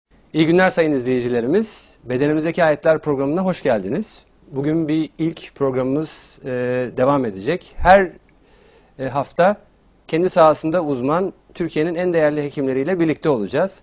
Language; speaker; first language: Turkish; native; Turkish